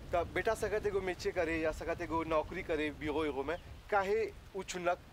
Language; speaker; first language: Bhojpuri; native; Bhojpuri